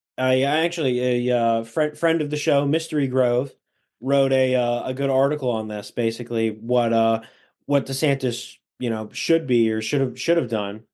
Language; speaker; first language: English; native; English